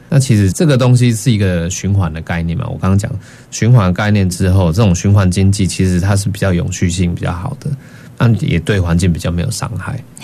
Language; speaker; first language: Chinese; native; Chinese